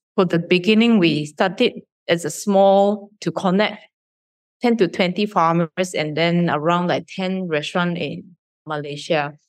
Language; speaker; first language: English; non-native, fluent; Japanese